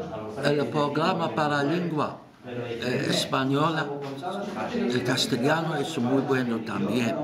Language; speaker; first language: Spanish; non-native, learner; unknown